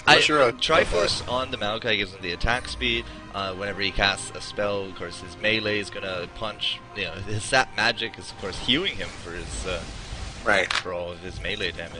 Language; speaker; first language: English; native; English